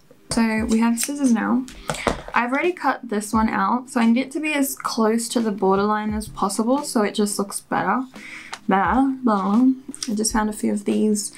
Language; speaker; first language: English; early bilingual, other home language; Spanish